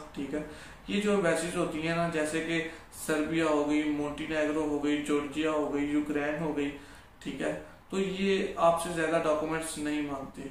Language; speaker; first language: Urdu; non-native, local second language; Punjabi